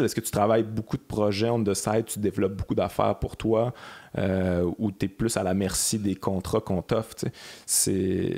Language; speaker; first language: French; native; French